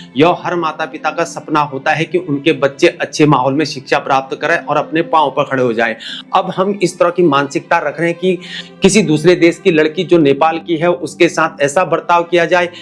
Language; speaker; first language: Hindi; native; Hindi